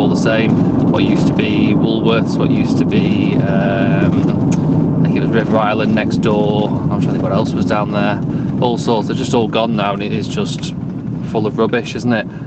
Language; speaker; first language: English; native; English